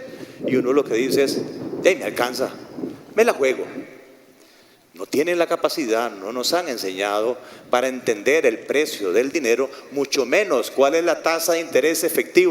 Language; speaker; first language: Spanish; native; Spanish